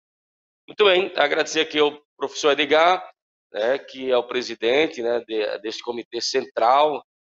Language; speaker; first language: Portuguese; native; Portuguese